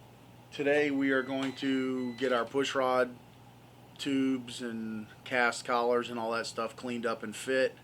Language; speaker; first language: English; native; English